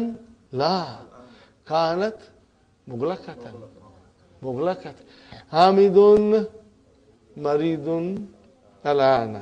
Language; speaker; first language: Arabic; non-native, fluent; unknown